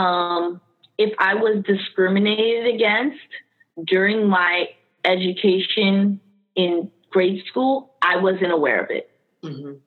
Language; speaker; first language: English; native; English